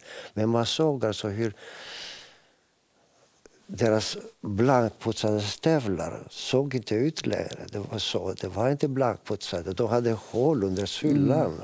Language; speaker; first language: Swedish; non-native, fluent; Greek